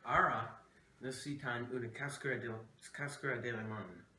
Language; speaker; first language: Spanish; non-native, learner; English